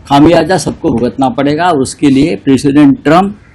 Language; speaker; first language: Hindi; non-native, local second language; Marathi